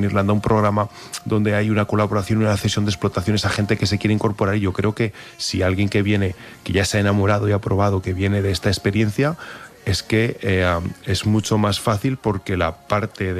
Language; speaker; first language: Spanish; native; Spanish